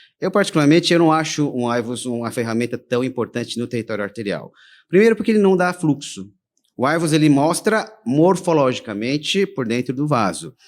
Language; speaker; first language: Portuguese; early bilingual, other home language; Korean